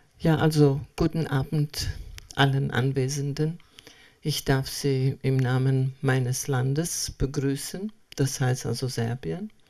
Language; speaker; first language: German; non-native, fluent; Serbian